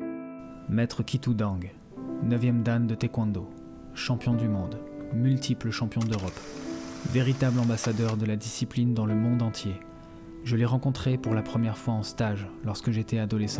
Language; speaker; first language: French; native; French